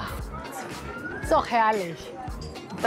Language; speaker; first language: German; native; German